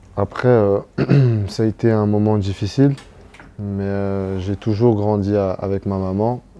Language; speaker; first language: French; early bilingual, other home language; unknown